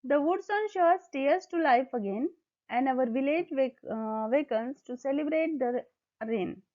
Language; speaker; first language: English; non-native, local second language; Marathi